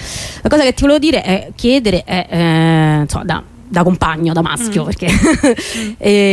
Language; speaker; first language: Italian; native; Italian